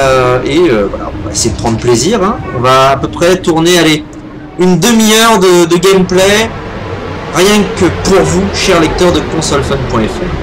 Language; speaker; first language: French; native; French